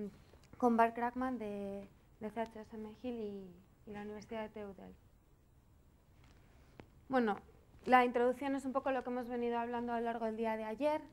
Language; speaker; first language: Spanish; native; Spanish